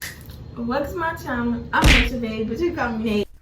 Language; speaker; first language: English; native; English